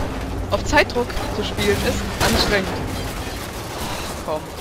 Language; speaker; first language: German; native; German